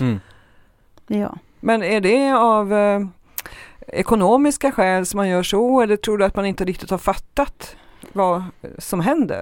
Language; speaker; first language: Swedish; native; Swedish